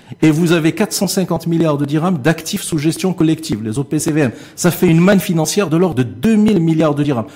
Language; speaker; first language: French; non-native, local second language; Arabic